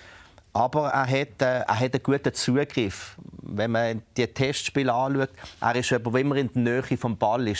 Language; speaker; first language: German; native; German